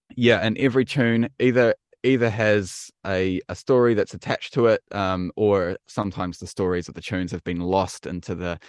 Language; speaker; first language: English; native; English